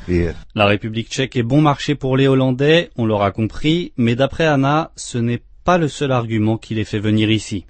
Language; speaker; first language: French; native; French